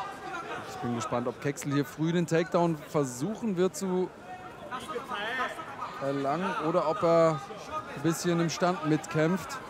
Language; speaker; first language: German; native; German